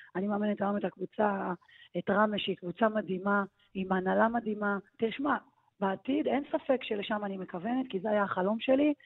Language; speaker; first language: Hebrew; native; Hebrew